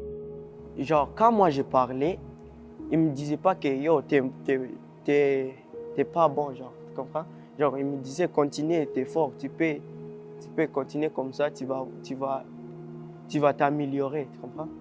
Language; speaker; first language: French; early bilingual, other home language; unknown